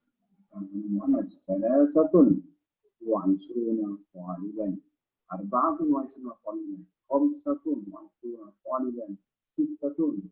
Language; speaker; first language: Arabic; non-native, fluent; Indonesian